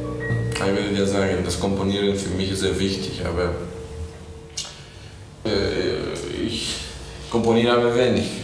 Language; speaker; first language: German; non-native, fluent; Greek